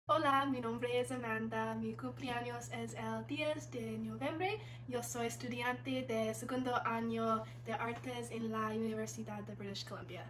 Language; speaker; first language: Spanish; non-native, learner; English